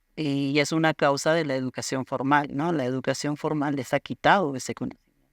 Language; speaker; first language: Spanish; non-native, local second language; Aymara